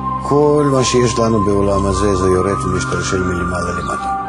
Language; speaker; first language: Hebrew; non-native, fluent; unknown